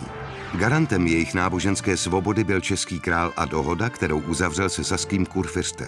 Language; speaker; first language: Czech; native; Czech